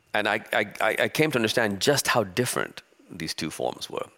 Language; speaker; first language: English; early bilingual, other home language; Urdu